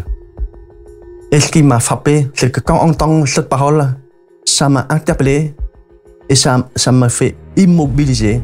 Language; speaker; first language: French; non-native, fluent; Khmer